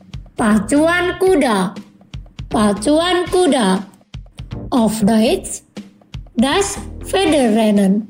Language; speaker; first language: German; non-native, fluent; Indonesian